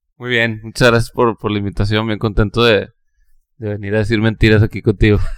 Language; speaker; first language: Spanish; native; Spanish